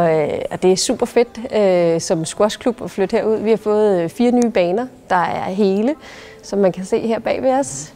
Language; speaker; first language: Danish; native; Danish